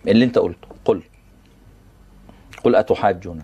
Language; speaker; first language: Arabic; native; Arabic